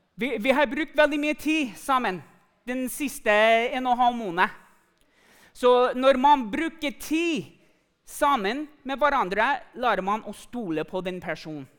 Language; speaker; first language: Norwegian; non-native, fluent; English